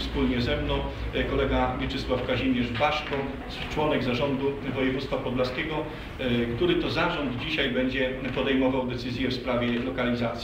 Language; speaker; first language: Polish; native; Polish